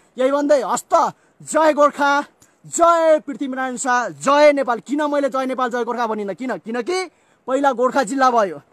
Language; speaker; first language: Nepali; native; Nepali